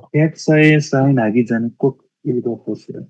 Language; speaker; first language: Korean; non-native, learner; Nepali